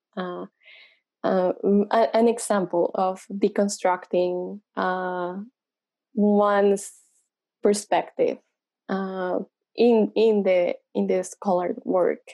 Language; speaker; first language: English; non-native, fluent; Spanish